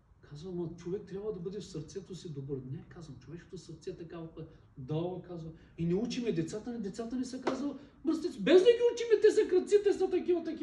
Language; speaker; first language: Bulgarian; non-native, local second language; Turkish